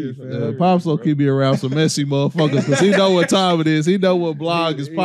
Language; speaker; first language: English; native; English